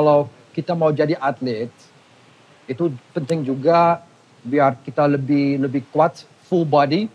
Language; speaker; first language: Indonesian; non-native, fluent; English